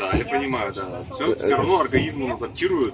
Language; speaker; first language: Russian; native; Russian